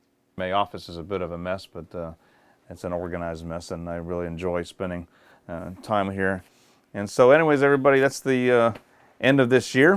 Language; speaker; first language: English; native; English